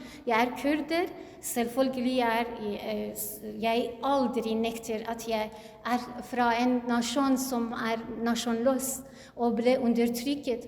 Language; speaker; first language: Norwegian; non-native, learner; Kurdish